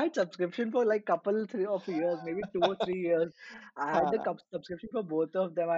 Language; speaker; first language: English; non-native, local second language; Hindi